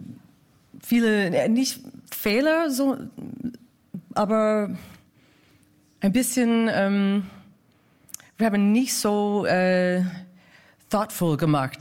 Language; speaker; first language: German; non-native, fluent; English